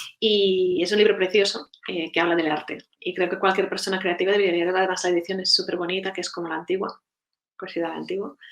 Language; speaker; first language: Spanish; non-native, fluent; Russian